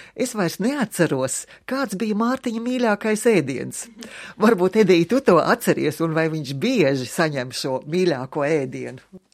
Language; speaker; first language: Latvian; native; Latvian